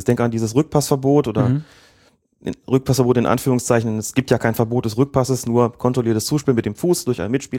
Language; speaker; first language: German; native; German